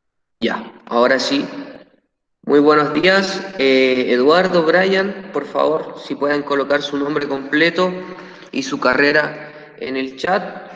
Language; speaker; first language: Spanish; native; Spanish